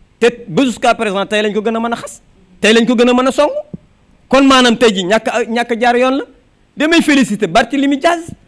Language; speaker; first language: Wolof; native; Wolof